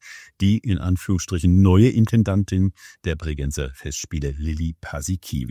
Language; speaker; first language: German; native; German